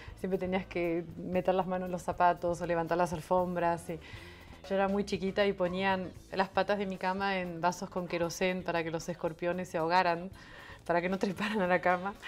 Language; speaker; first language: Spanish; non-native, fluent; French